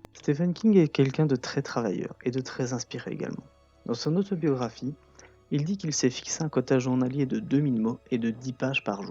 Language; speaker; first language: French; native; French